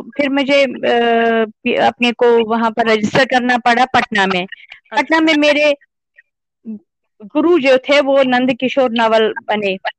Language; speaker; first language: Hindi; non-native, local second language; Kashmiri